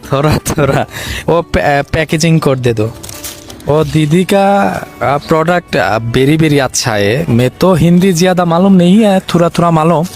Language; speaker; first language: Hindi; non-native, learner; Bangla